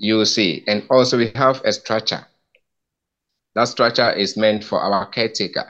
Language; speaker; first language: English; non-native, local second language; Ewe